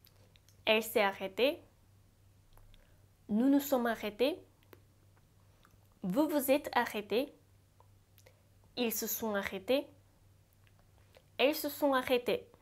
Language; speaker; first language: French; non-native, fluent; Japanese